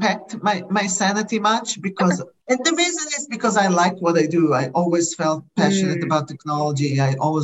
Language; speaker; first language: English; non-native, fluent; Hebrew